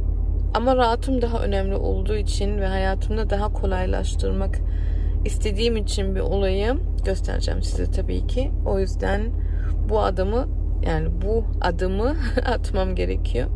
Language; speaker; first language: Turkish; early bilingual, heritage; Turkish